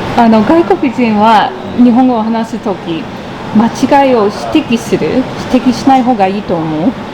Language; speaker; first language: Japanese; non-native, fluent; English